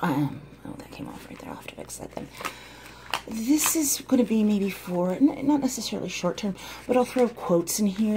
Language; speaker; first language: English; native; English